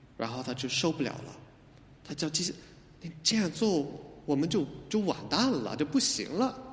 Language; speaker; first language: Chinese; non-native, fluent; English